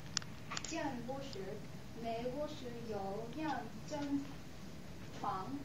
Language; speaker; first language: Chinese; non-native, learner; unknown